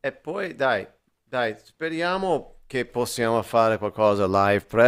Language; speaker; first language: Italian; non-native, learner; English